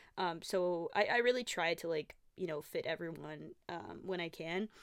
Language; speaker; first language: English; non-native, fluent; Portuguese